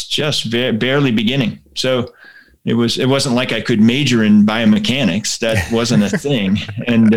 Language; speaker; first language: English; native; English